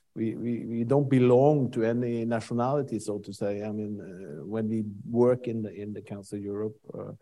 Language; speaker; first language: English; non-native, fluent; Norwegian